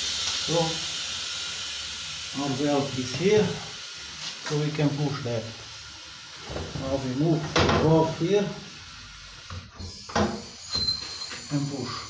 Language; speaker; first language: English; non-native, learner; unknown